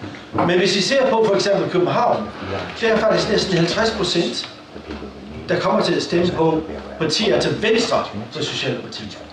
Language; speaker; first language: Danish; non-native, fluent; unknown